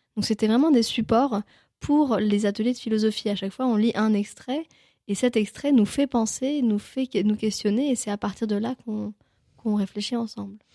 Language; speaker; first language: French; native; French